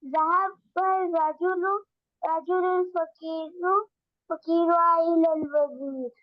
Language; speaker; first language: Arabic; non-native, learner; Urdu